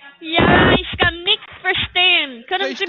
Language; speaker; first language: German; non-native, learner; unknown